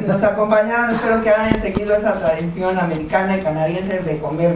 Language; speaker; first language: Spanish; native; Spanish